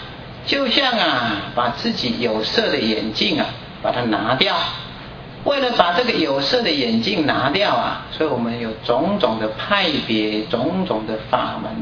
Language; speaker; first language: Chinese; native; Chinese